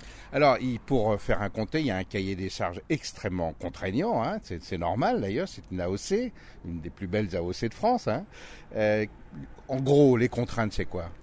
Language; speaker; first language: French; native; French